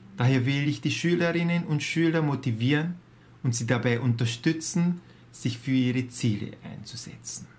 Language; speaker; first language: German; early bilingual, other home language; Hungarian